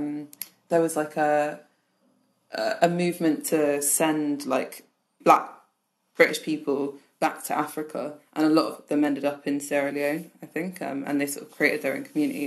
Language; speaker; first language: English; native; English